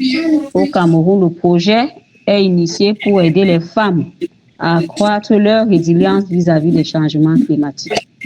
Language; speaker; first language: French; native; French